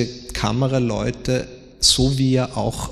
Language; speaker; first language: German; native; German